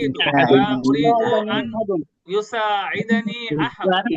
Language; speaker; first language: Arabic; non-native, fluent; Bangla